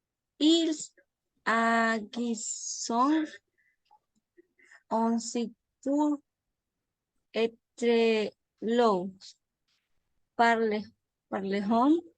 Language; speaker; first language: French; non-native, learner; Spanish